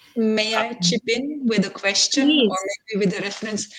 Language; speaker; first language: English; non-native, fluent; Slovenian